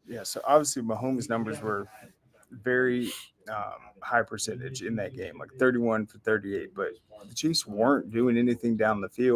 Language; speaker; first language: English; native; English